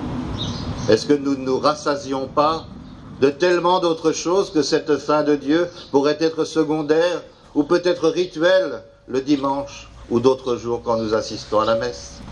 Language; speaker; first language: French; native; French